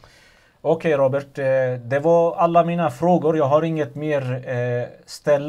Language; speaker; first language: Swedish; non-native, fluent; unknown